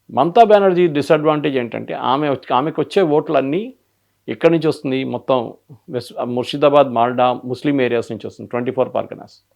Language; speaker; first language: Telugu; non-native, local second language; Malayalam